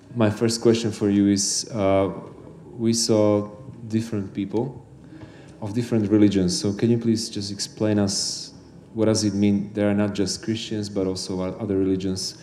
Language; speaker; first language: English; non-native, fluent; Slovak